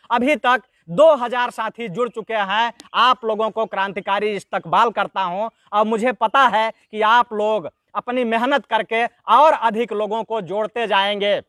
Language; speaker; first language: Hindi; native; Hindi